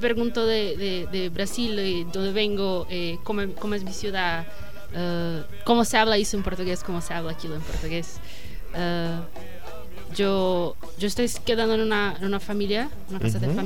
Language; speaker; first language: Spanish; non-native, learner; Portuguese